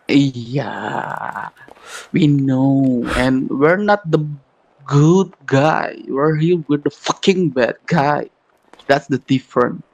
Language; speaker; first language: English; non-native, learner; Indonesian